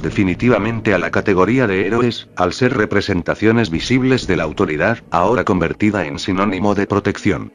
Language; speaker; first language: Spanish; native; Spanish